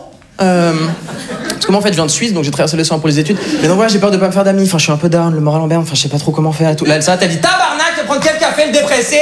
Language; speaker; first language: French; native; French